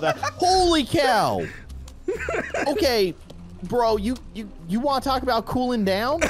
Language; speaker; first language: English; native; English